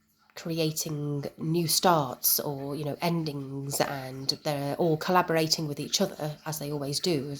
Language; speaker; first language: English; native; English